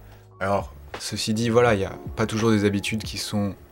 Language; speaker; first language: French; native; French